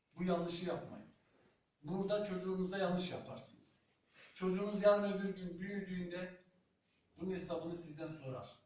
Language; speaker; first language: Turkish; non-native, local second language; Zaza